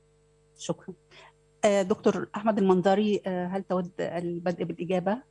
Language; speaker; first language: Arabic; native; Arabic